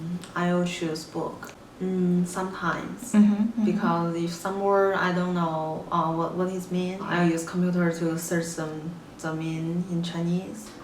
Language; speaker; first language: English; non-native, learner; Chinese